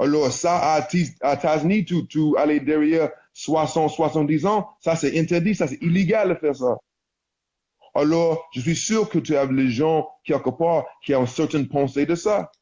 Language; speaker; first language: French; non-native, learner; English